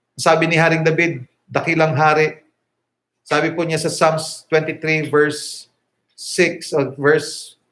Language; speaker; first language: Filipino; native; Filipino